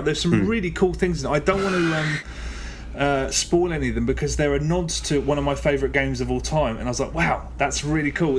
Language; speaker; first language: English; native; English